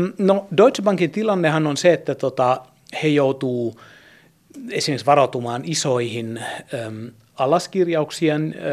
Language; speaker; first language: Finnish; early bilingual, heritage; German